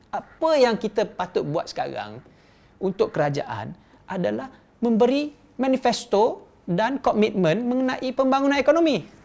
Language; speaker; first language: Malay; non-native, local second language; Chinese